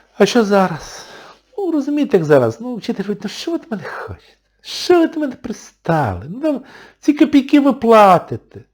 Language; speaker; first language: Ukrainian; non-native, local second language; Russian